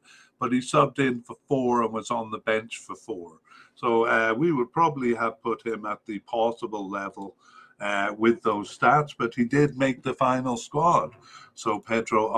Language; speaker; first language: English; native; English